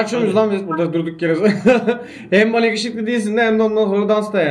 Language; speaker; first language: Turkish; native; Turkish